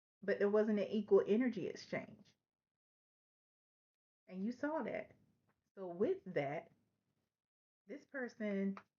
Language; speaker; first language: English; native; English